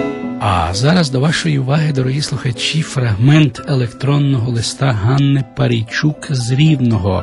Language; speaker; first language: Ukrainian; native; Ukrainian